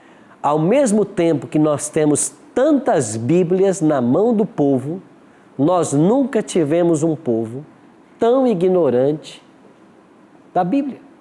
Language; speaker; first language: Portuguese; native; Portuguese